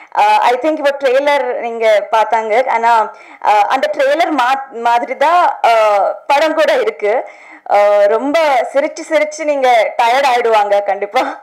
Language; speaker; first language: Tamil; non-native, learner; Telugu